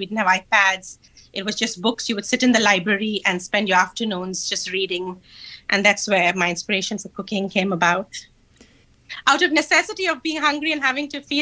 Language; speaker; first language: English; non-native, local second language; Hindi